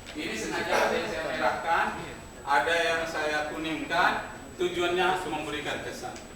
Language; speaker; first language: Indonesian; native; Indonesian